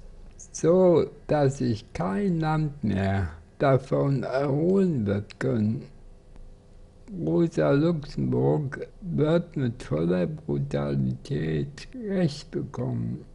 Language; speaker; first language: German; native; German